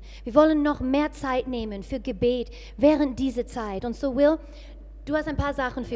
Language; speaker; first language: German; non-native, fluent; English